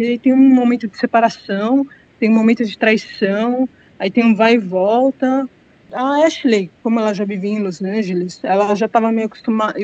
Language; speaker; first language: Portuguese; native; Portuguese